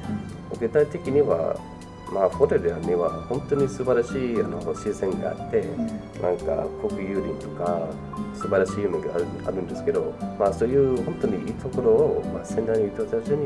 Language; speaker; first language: Japanese; non-native, fluent; English